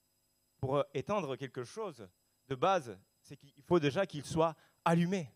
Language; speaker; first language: French; native; French